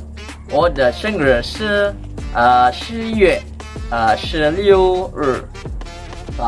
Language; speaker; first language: Chinese; non-native, learner; Malay